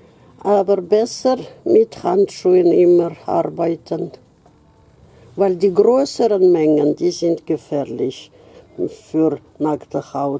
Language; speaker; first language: German; non-native, fluent; Russian